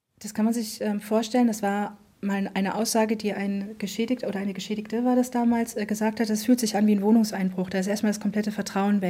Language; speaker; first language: German; native; German